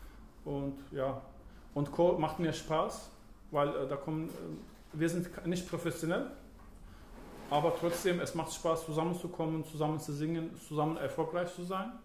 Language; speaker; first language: German; early bilingual, other home language; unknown